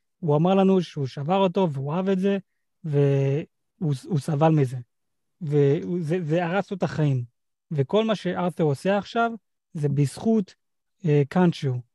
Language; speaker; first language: Hebrew; native; Hebrew